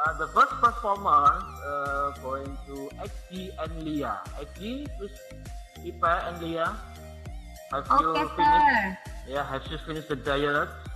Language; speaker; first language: English; non-native, learner; Indonesian